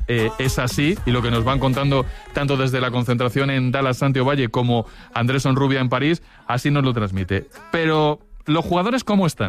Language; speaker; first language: Spanish; native; Spanish